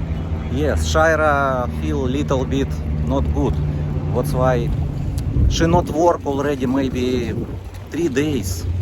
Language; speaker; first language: English; non-native, learner; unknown